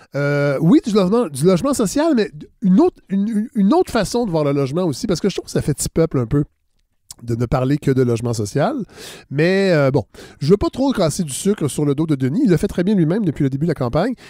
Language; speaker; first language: French; native; French